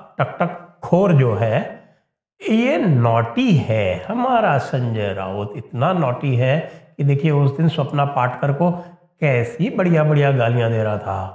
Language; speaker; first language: Hindi; native; Hindi